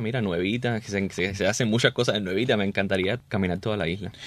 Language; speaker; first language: Spanish; early bilingual, heritage; Spanish